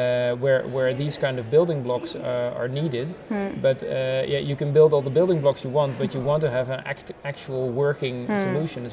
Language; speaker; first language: English; non-native, fluent; Dutch